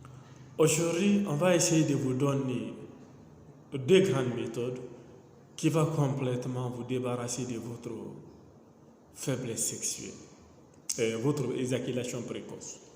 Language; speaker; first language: French; non-native, local second language; Mandingo